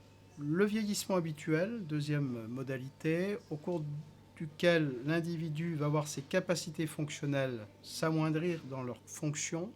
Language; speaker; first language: French; native; French